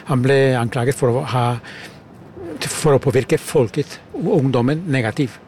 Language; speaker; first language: Norwegian; non-native, fluent; German